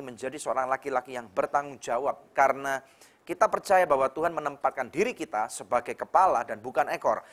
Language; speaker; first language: Indonesian; native; Indonesian